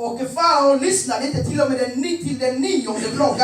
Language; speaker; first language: Swedish; non-native, fluent; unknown